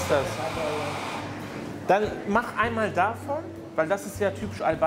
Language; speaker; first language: German; native; German